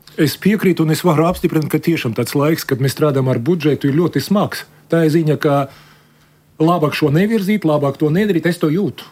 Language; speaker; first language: Latvian; non-native, local second language; Russian